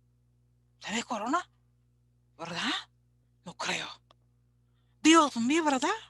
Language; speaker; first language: Spanish; non-native, learner; English